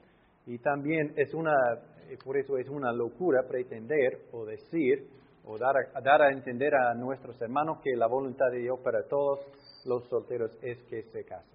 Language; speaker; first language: Spanish; non-native, fluent; English